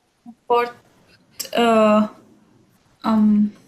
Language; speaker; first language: French; non-native, learner; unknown